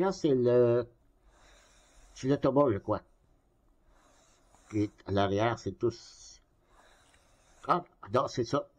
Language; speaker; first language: French; native; French